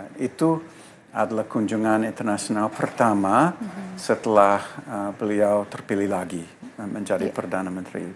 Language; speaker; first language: Indonesian; non-native, fluent; English